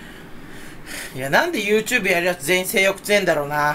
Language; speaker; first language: Japanese; native; Japanese